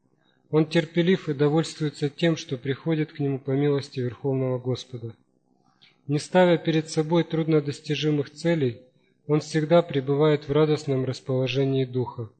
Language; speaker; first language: Russian; native; Russian